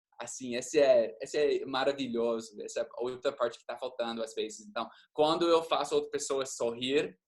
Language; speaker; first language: Portuguese; non-native, fluent; English